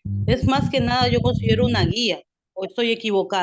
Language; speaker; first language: Spanish; native; Spanish